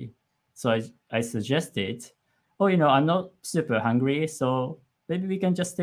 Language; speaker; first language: English; non-native, fluent; Japanese